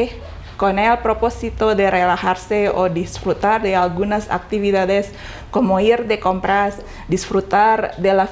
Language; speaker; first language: Spanish; non-native, fluent; Indonesian